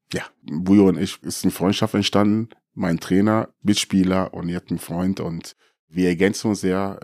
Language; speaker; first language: German; early bilingual, other home language; Akan